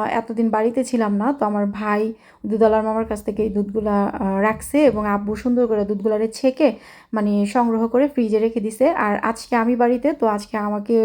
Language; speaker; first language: Bangla; native; Bangla